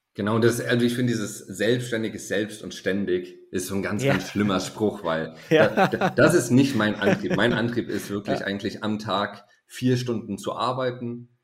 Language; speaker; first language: German; native; German